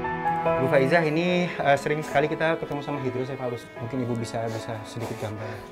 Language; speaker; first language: Indonesian; native; Indonesian